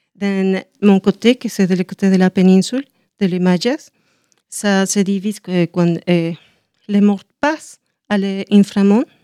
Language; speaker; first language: French; non-native, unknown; Spanish